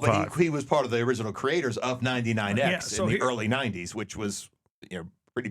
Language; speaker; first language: English; native; English